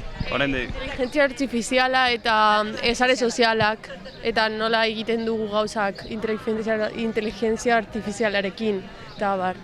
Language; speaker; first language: Basque; non-native, learner; Spanish